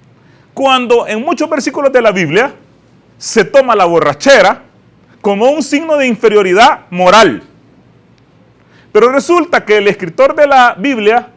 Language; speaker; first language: Spanish; native; Spanish